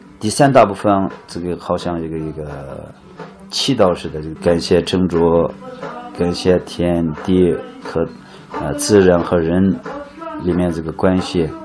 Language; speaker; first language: Chinese; non-native, local second language; Uyghur